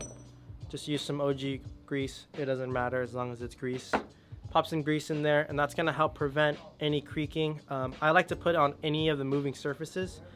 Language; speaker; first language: English; native; English